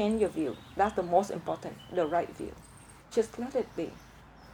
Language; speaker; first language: English; non-native, fluent; Vietnamese